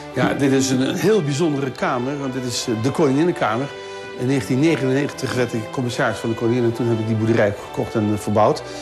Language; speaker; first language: Dutch; native; Dutch